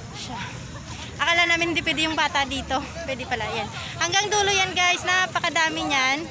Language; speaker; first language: Filipino; native; Filipino